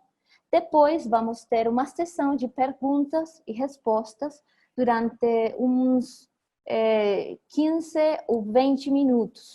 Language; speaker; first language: Portuguese; non-native, fluent; Spanish